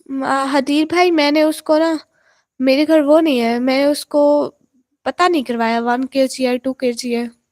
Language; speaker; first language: Hindi; non-native, local second language; Punjabi